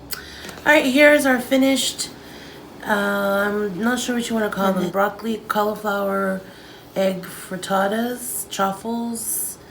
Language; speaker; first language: English; native; English